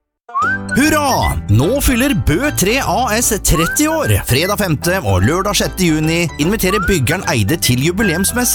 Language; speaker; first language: Norwegian; native; Norwegian